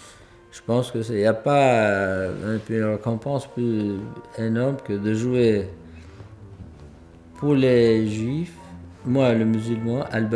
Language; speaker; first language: French; non-native, fluent; Albanian